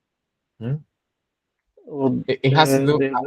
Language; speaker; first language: English; non-native, fluent; Spanish